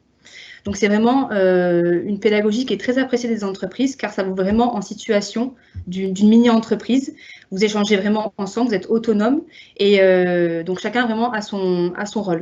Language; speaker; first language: French; native; French